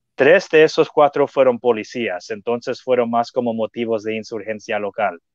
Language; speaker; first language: Spanish; non-native, fluent; English